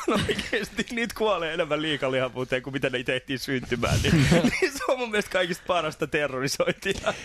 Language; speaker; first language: Finnish; early bilingual, other home language; Persian